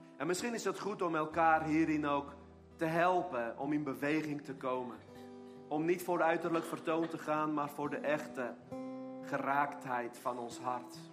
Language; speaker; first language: Dutch; non-native, fluent; Armenian